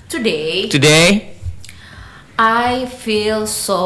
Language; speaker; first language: English; non-native, learner; Indonesian